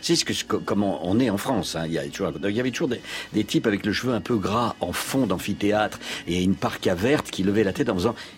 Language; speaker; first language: French; native; French